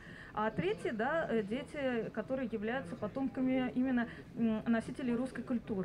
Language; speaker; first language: Russian; non-native, fluent; Estonian